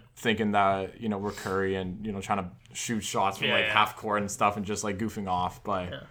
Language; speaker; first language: English; native; English